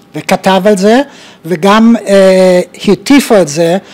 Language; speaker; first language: Hebrew; native; Hebrew